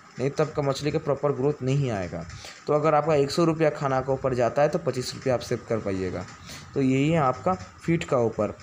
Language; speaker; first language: Hindi; non-native, local second language; Bangla